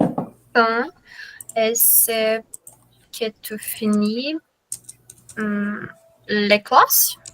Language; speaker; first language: French; non-native, learner; Portuguese